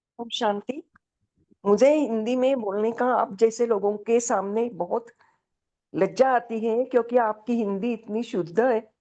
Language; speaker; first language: Hindi; non-native, local second language; Marathi